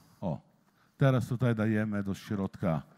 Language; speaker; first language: Polish; non-native, learner; Italian